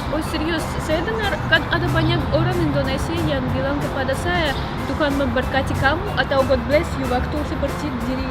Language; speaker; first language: Indonesian; non-native, learner; Russian